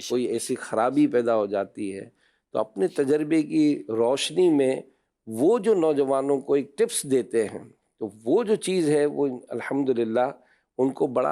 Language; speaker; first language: Urdu; native; Urdu